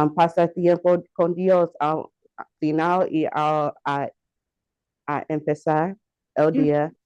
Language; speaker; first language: Spanish; non-native, learner; English